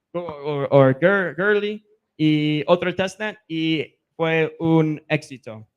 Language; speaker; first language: Spanish; non-native, fluent; English